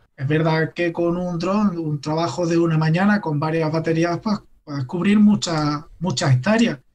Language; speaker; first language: Spanish; native; Spanish